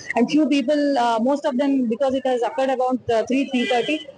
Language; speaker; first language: English; non-native, local second language; Telugu